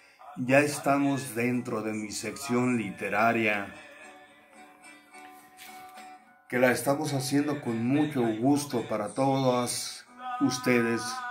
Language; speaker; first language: Spanish; native; Spanish